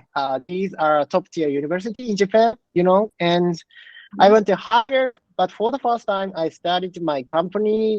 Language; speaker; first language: English; non-native, learner; Japanese